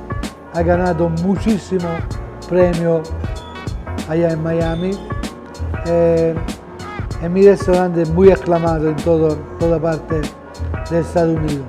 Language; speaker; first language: Spanish; non-native, fluent; Italian